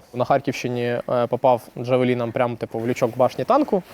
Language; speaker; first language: Ukrainian; native; Ukrainian